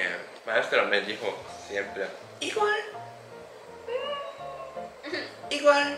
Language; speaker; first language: Spanish; non-native, learner; Japanese